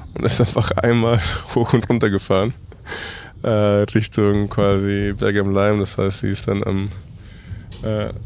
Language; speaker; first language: German; non-native, fluent; Spanish